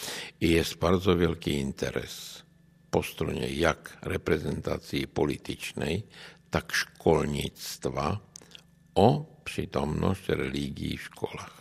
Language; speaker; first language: Polish; non-native, learner; Czech